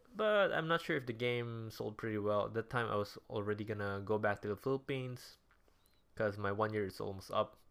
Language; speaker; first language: English; non-native, local second language; Cebuano